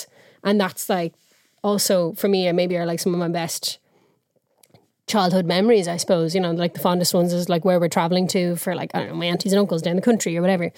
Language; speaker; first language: English; native; English